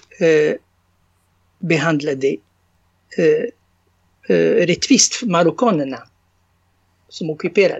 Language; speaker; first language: Swedish; non-native, fluent; Arabic